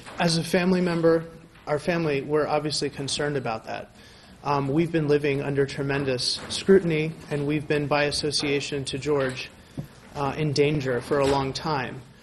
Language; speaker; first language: English; early bilingual, other home language; Spanish